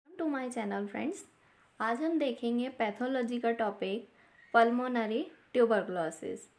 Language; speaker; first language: Hindi; native; Hindi